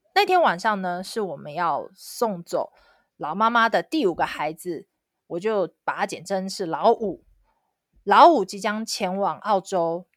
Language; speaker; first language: Chinese; native; Chinese